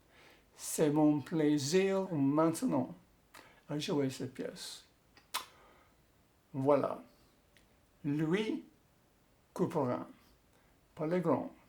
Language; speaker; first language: French; non-native, learner; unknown